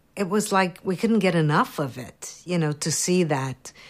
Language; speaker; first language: English; non-native, fluent; Romanian